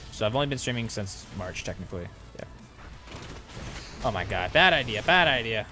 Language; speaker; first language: English; native; English